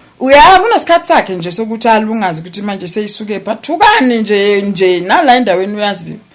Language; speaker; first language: Zulu; native; Zulu